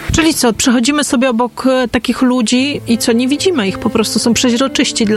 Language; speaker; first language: Polish; native; Polish